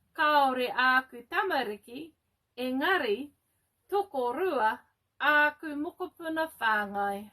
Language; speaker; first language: Māori; non-native, local second language; English